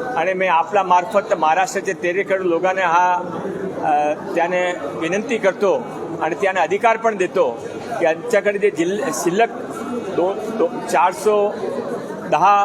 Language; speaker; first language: Marathi; non-native, local second language; Hindi